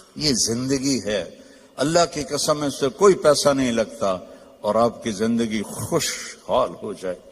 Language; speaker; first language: Urdu; non-native, local second language; Punjabi